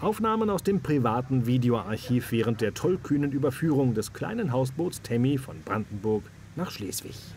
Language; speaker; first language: German; native; German